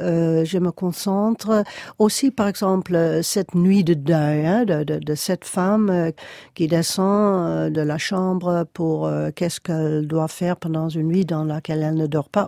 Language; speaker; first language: French; non-native, fluent; Dutch